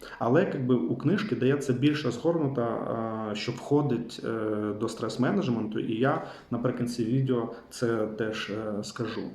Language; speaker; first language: Ukrainian; non-native, local second language; Russian